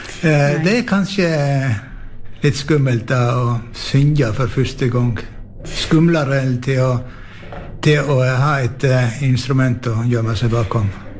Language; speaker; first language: Norwegian; native; Norwegian